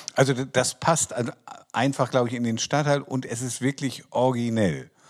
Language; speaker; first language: German; native; German